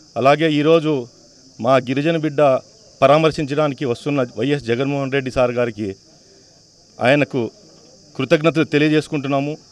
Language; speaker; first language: Telugu; non-native, local second language; Lambadi